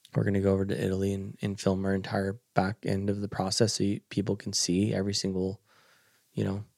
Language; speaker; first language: English; native; English